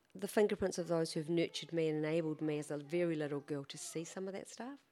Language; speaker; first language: English; native; English